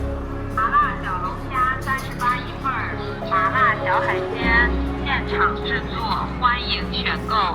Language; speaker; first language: Chinese; native; Chinese